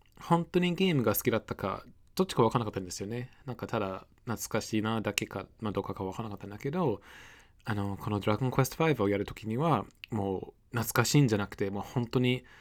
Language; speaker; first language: Japanese; non-native, fluent; English